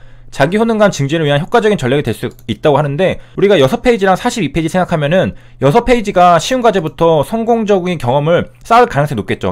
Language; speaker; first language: Korean; native; Korean